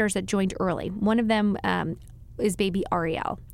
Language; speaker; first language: English; native; English